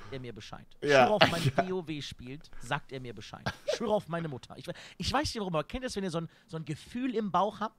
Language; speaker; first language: German; native; German